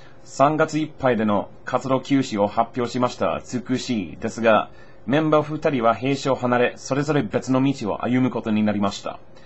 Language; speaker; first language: Japanese; non-native, fluent; English